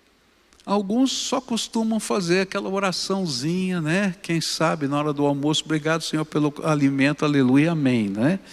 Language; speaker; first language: Portuguese; native; Portuguese